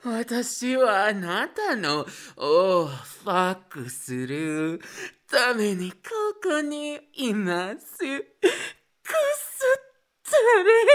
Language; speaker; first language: Japanese; non-native, learner; Spanish